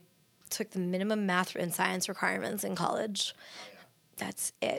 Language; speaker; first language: English; native; English